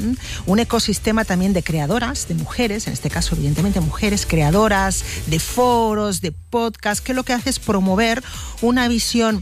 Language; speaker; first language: Spanish; native; Spanish